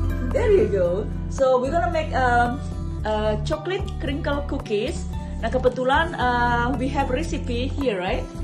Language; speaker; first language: English; non-native, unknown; Indonesian